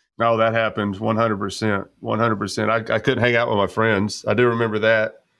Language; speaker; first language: English; native; English